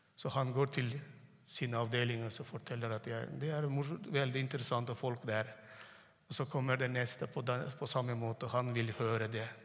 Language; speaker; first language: Norwegian; non-native, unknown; Turkmen